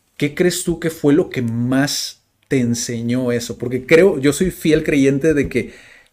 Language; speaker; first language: Spanish; native; Spanish